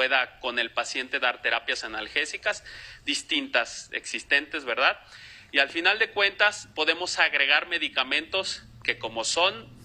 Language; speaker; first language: Spanish; native; Spanish